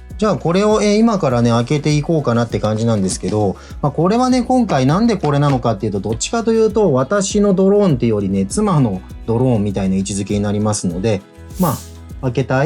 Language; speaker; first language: Japanese; native; Japanese